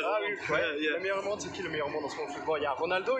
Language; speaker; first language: French; native; French